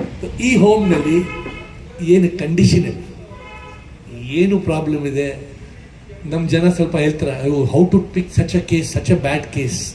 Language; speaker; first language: Kannada; non-native, local second language; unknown